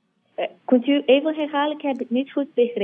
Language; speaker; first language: Dutch; non-native, learner; Portuguese